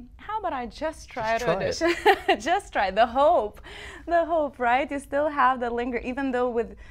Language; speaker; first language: English; non-native, fluent; Lithuanian